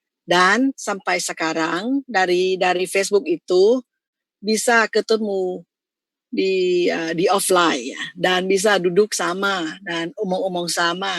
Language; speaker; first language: Indonesian; non-native, fluent; Thai